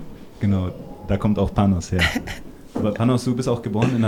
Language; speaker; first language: German; native; German